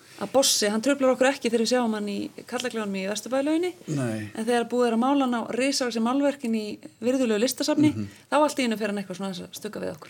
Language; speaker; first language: Icelandic; native; Icelandic